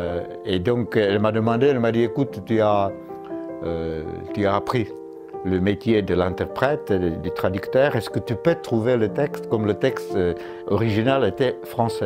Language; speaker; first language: French; non-native, fluent; Czech